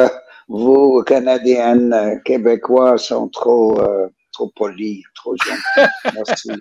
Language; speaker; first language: French; non-native, learner; English